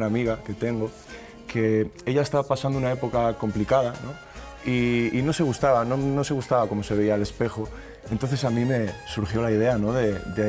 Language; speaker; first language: Spanish; native; Spanish